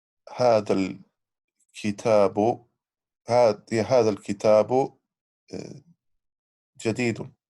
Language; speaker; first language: Arabic; non-native, learner; English